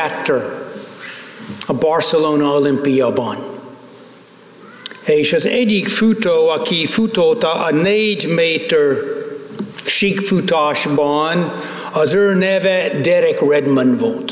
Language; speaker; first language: Hungarian; non-native, fluent; English